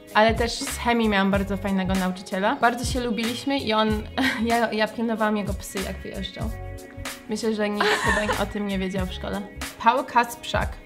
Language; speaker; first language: Polish; early bilingual, heritage; Polish